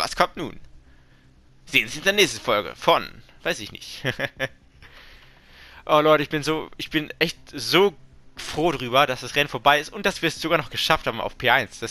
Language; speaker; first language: German; native; German